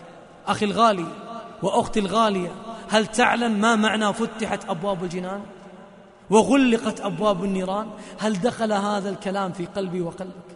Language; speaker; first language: Arabic; native; Arabic